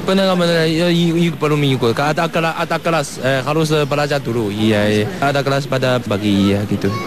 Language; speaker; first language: Indonesian; non-native, learner; Chinese